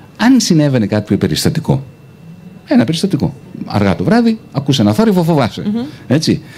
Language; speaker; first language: Greek; native; Greek